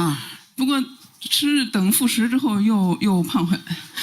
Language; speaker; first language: Chinese; native; Chinese